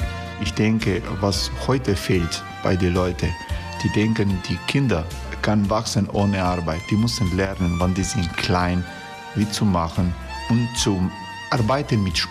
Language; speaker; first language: German; non-native, fluent; Croatian